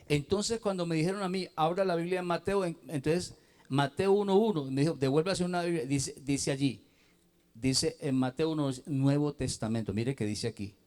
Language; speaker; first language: Spanish; native; Spanish